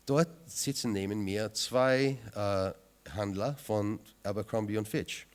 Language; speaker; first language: German; non-native, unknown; English